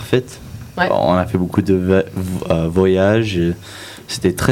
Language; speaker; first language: French; non-native, fluent; English